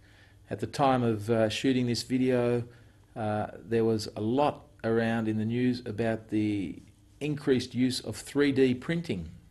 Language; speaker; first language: English; native; English